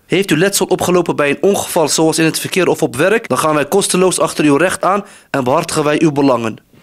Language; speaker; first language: Dutch; native; Dutch